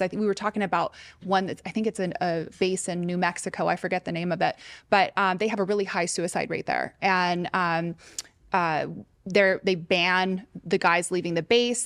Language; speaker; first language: English; native; English